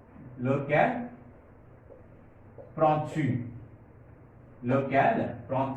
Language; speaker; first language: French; non-native, fluent; Tamil